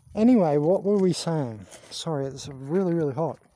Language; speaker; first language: English; native; English